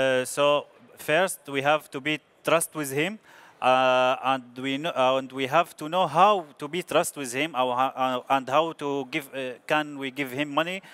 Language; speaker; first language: English; non-native, learner; Arabic